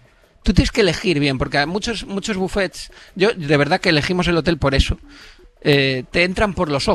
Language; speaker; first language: Spanish; native; Spanish